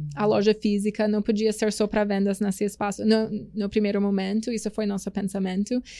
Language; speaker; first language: Portuguese; non-native, fluent; English